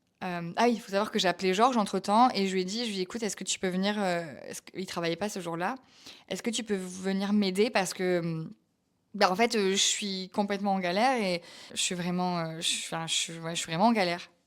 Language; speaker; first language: French; native; French